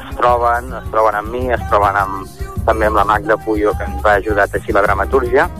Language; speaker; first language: Catalan; native; Catalan